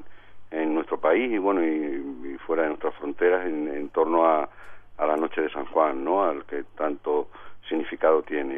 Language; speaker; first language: Spanish; native; Spanish